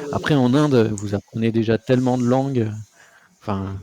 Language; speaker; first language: French; native; French